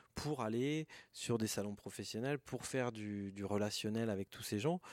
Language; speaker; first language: French; native; French